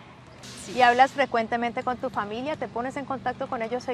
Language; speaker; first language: Spanish; native; Spanish